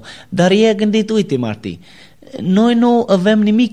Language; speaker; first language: Romanian; non-native, learner; English